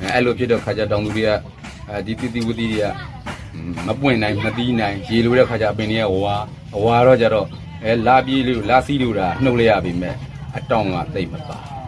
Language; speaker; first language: Burmese; native; Burmese